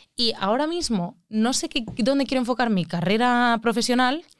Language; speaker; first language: Spanish; native; Spanish